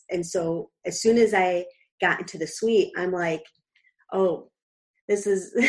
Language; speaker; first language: English; native; English